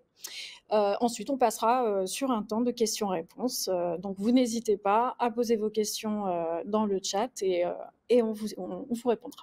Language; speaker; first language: French; native; French